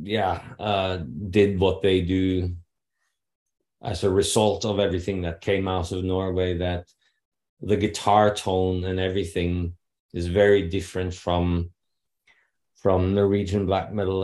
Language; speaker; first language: English; non-native, fluent; Norwegian